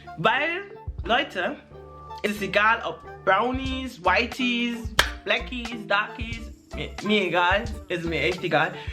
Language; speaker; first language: German; early bilingual, other home language; English